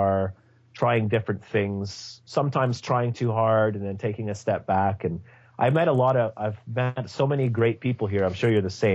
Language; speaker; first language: English; native; English